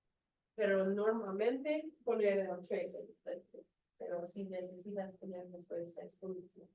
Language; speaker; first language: Spanish; non-native, learner; English